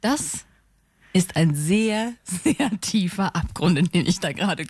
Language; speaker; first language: German; native; German